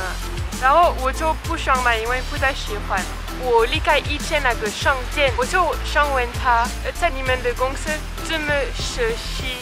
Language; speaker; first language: Chinese; non-native, fluent; French